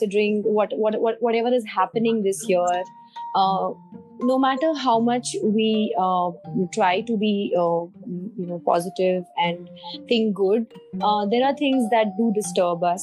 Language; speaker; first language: English; non-native, local second language; Hindi